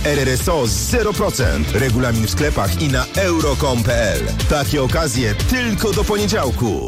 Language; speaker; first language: Polish; native; Polish